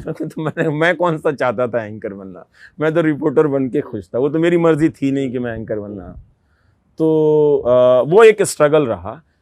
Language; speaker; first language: Hindi; non-native, local second language; Bhojpuri